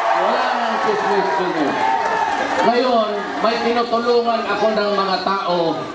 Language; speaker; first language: Filipino; non-native, local second language; Cebuano